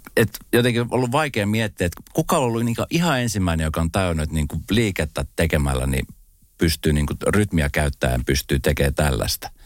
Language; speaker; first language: Finnish; native; Finnish